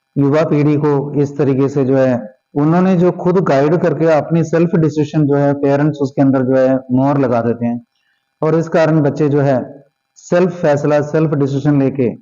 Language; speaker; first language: Hindi; non-native, local second language; Punjabi